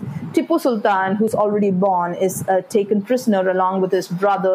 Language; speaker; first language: English; non-native, local second language; Malayalam